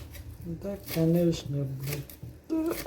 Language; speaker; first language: Russian; non-native, learner; Tajik